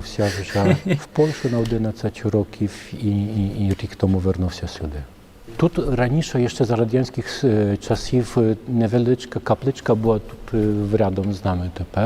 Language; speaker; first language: Ukrainian; non-native, fluent; Polish